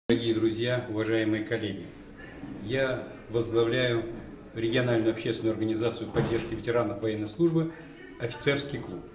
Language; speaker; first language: Russian; native; Russian